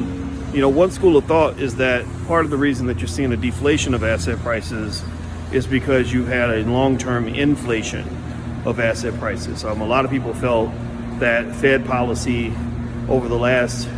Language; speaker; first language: English; native; English